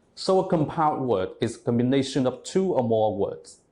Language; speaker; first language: English; non-native, fluent; Vietnamese